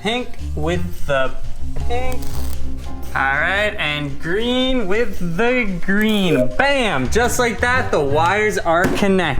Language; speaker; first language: English; native; English